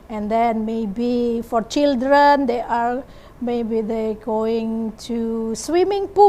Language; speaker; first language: English; non-native, learner; Indonesian